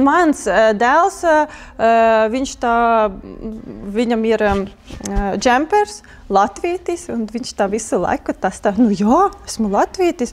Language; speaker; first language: Latvian; non-native, learner; Ukrainian